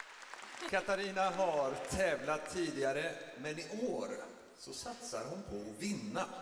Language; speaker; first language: Swedish; native; Swedish